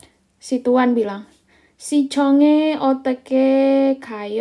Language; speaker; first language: Korean; non-native, fluent; Indonesian